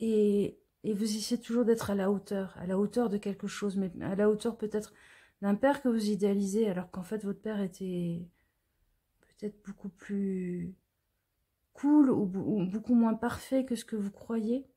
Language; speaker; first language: French; native; French